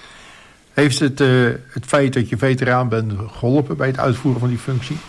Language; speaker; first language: Dutch; native; Dutch